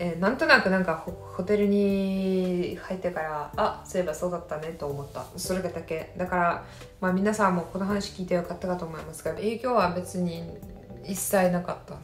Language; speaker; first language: Japanese; non-native, fluent; Russian